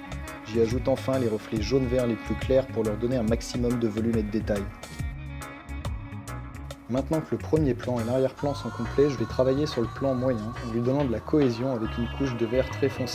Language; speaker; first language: French; native; French